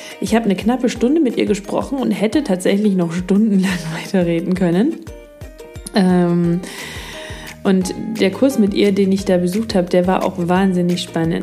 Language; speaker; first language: German; native; German